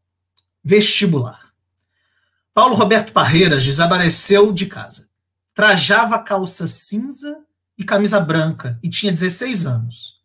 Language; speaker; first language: Portuguese; native; Portuguese